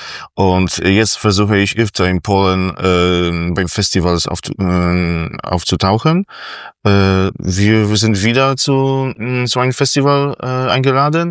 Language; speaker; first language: German; non-native, fluent; Polish